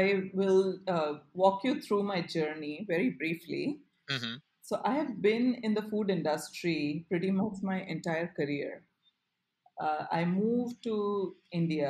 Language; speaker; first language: English; non-native, local second language; Gujarati